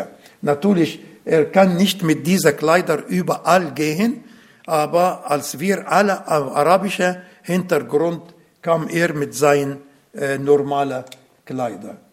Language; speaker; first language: German; non-native, learner; Arabic